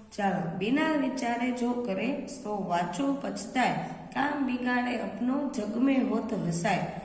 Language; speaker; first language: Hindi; non-native, local second language; Gujarati